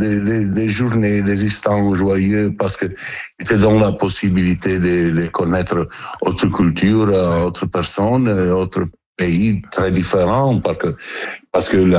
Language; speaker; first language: French; non-native, learner; Italian